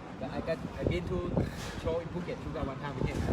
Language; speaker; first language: English; non-native, learner; Thai